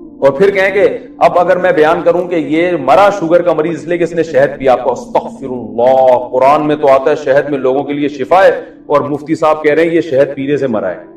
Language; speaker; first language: Urdu; native; Urdu